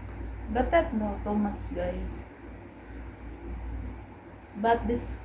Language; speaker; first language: English; non-native, learner; Cebuano